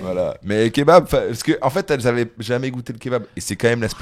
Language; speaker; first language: French; native; French